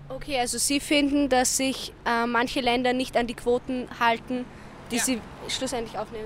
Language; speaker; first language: German; native; German